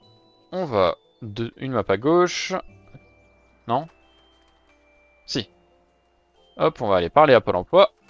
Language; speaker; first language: French; native; French